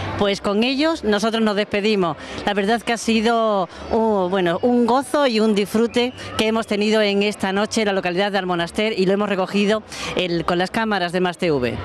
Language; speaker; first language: Spanish; native; Spanish